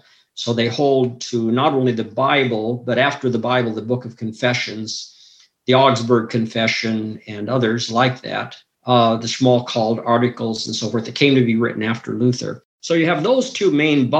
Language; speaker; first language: English; native; English